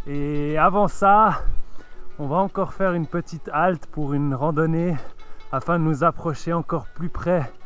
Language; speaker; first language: French; native; French